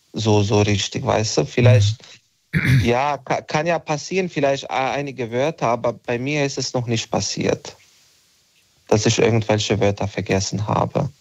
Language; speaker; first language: German; non-native, fluent; Bosnian